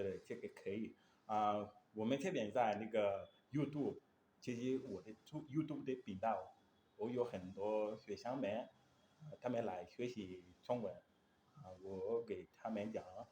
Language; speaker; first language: Chinese; non-native, learner; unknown